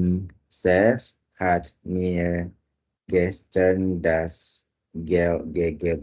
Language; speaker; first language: German; non-native, learner; Indonesian